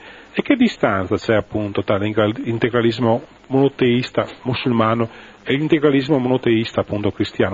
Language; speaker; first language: Italian; native; Italian